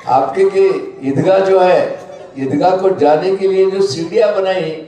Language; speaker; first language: Hindi; non-native, local second language; Marathi